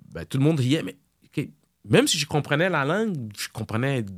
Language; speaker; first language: French; non-native, fluent; Portuguese